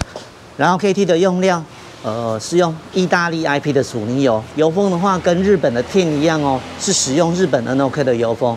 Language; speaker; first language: Chinese; native; Chinese